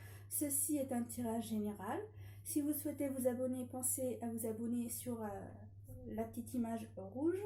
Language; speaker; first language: French; native; French